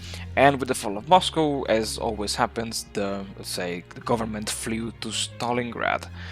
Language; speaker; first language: English; non-native, fluent; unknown